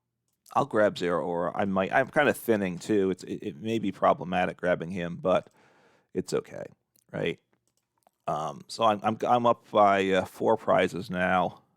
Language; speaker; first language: English; native; English